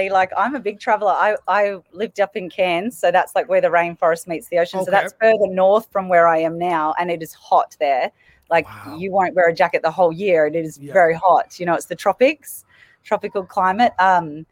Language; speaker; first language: English; native; English